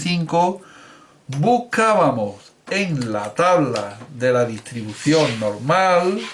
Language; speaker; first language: Spanish; native; Spanish